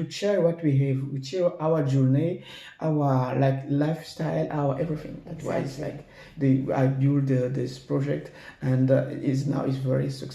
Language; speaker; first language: English; non-native, learner; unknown